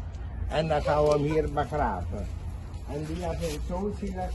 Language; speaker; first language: Dutch; non-native, local second language; Caribbean Hindustani